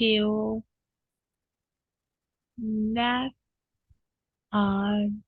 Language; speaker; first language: English; non-native, learner; Vietnamese